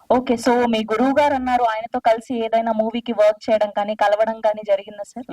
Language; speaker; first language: Telugu; native; Telugu